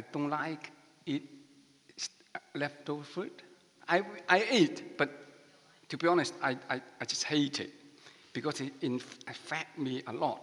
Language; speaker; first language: English; non-native, learner; Chinese